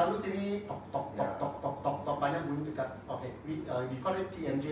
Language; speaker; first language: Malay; non-native, local second language; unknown